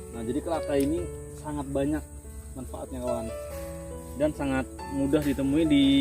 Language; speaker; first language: Indonesian; native; Indonesian